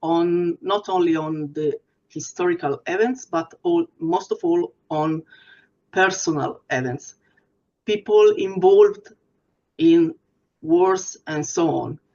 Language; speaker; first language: English; non-native, fluent; Italian